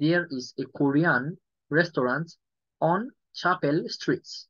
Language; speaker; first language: English; non-native, local second language; Yoruba